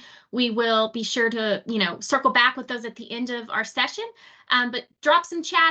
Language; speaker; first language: English; native; English